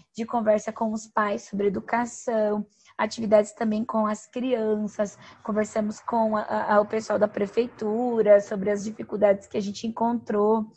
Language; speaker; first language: Portuguese; native; Portuguese